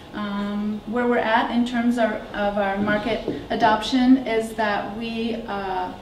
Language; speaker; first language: English; native; English